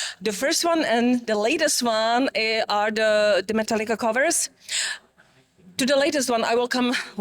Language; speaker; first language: English; non-native, fluent; Czech